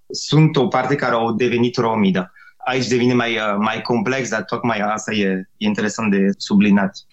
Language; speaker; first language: Romanian; non-native, fluent; French